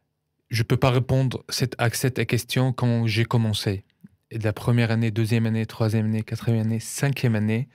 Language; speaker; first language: French; non-native, fluent; Arabic